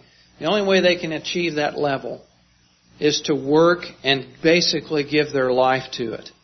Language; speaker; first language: English; native; English